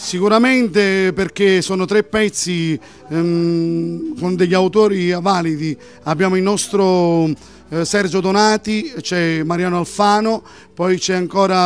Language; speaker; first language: Italian; native; Italian